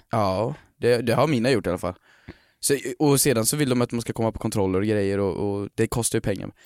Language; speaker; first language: Swedish; native; Swedish